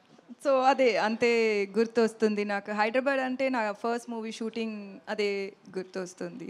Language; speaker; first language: Telugu; non-native, learner; Tamil